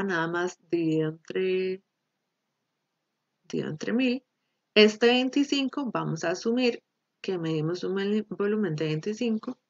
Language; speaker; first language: Spanish; native; Spanish